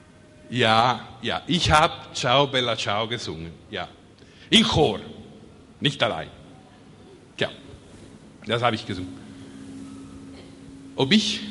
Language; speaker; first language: German; non-native, fluent; Italian